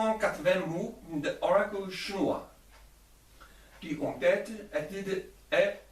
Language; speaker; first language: French; non-native, learner; Chinese